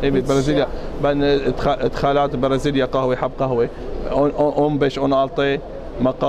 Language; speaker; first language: Turkish; non-native, learner; Arabic